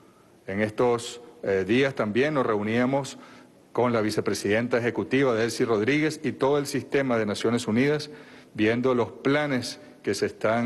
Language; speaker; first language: Spanish; native; Spanish